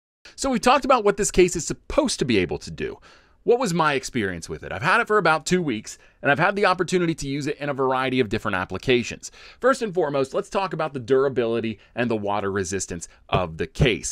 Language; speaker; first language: English; native; English